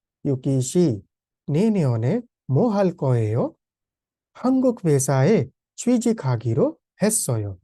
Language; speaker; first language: Korean; non-native, fluent; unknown